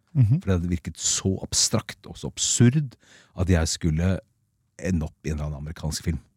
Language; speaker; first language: Norwegian; native; Norwegian